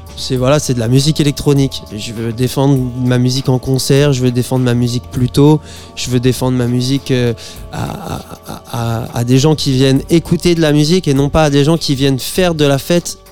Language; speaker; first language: French; native; French